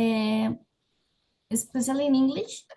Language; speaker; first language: English; non-native, learner; Spanish